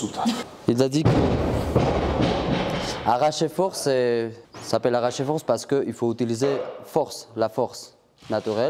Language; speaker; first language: French; non-native, learner; Georgian